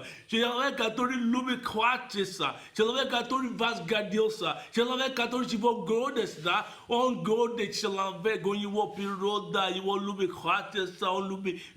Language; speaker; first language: Russian; non-native, fluent; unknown